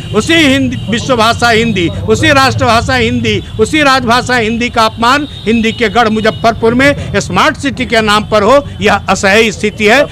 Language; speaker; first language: Hindi; native; Hindi